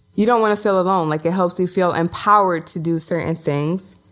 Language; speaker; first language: English; native; English